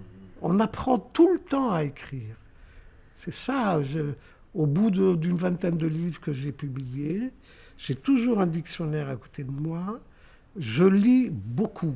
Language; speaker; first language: French; non-native, local second language; Arabic